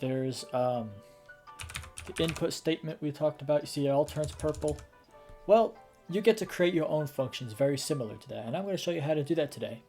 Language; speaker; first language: English; native; English